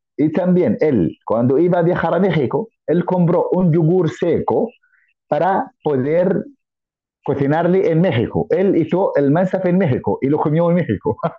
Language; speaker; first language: Spanish; non-native, fluent; Arabic